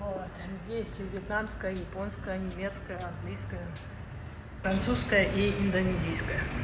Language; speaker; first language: Russian; non-native, local second language; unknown